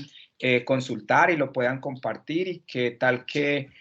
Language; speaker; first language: Spanish; native; Spanish